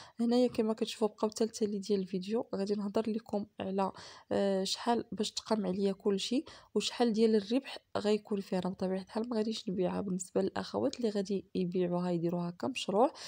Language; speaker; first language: Arabic; native; Arabic